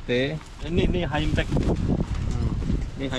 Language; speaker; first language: Indonesian; native; Indonesian